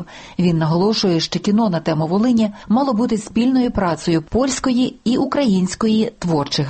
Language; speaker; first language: Ukrainian; native; Ukrainian